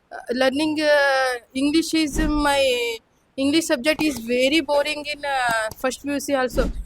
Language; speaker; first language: English; non-native, local second language; Kannada